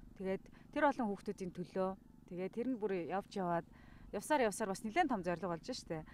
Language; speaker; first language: Mongolian; native; Mongolian